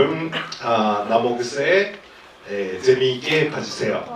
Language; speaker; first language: Korean; non-native, learner; Japanese